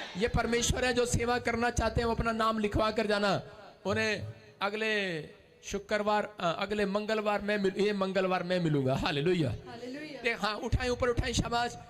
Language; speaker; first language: Hindi; non-native, local second language; Punjabi